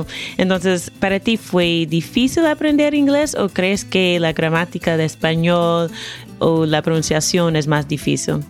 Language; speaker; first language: Spanish; non-native, fluent; English